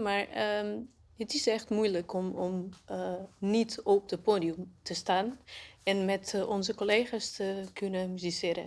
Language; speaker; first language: Dutch; non-native, learner; Portuguese